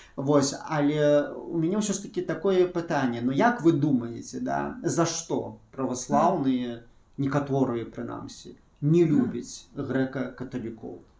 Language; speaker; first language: Belarusian; native; Belarusian